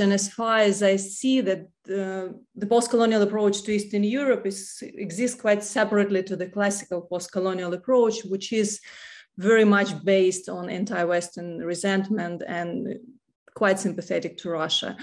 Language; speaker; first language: English; non-native, fluent; Ukrainian